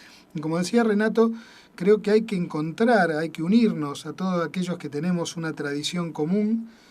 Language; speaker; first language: Spanish; native; Spanish